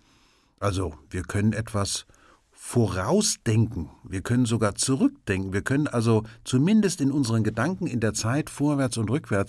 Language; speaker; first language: German; native; German